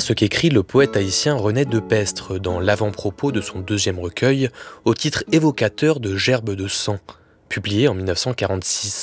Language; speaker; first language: French; native; French